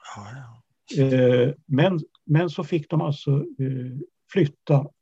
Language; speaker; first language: Swedish; early bilingual, other home language; Yiddish